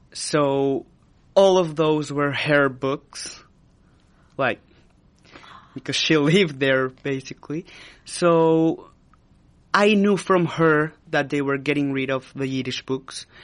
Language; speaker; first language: English; non-native, fluent; Spanish